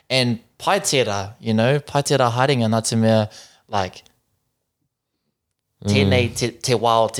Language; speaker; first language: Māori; non-native, local second language; English